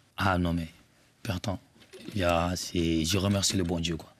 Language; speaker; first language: French; non-native, local second language; Bambara